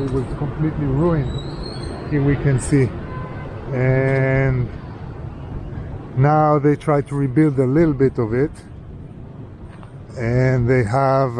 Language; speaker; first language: English; non-native, fluent; Hebrew